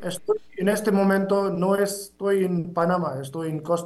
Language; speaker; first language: Spanish; non-native, fluent; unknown